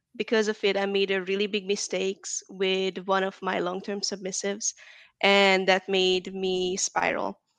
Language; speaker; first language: English; non-native, fluent; Hungarian